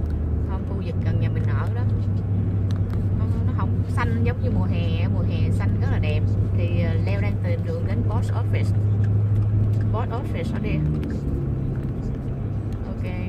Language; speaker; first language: Vietnamese; native; Vietnamese